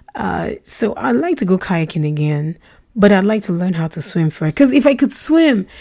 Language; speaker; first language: English; non-native, local second language; Russian